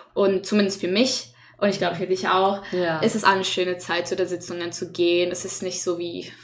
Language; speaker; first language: German; non-native, fluent; Spanish